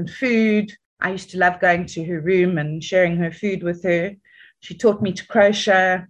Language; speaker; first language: English; native; English